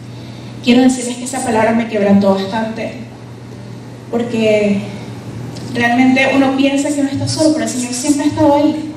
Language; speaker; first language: Spanish; native; Spanish